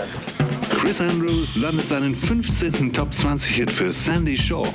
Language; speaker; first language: German; native; German